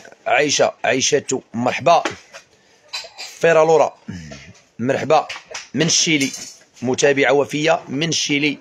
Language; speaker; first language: Arabic; native; Arabic